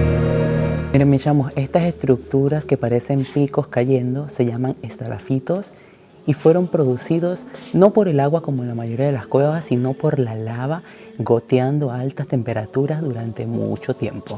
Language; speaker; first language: Spanish; native; Spanish